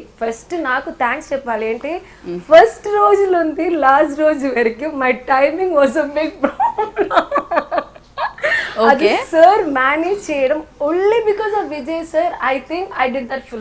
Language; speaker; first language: Telugu; non-native, fluent; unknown